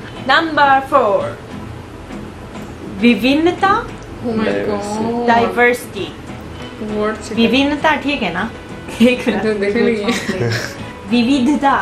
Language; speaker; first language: Hindi; non-native, fluent; Japanese